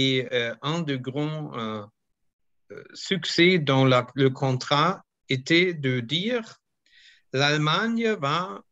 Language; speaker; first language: French; non-native, fluent; German